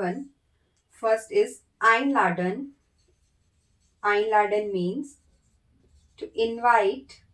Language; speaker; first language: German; non-native, learner; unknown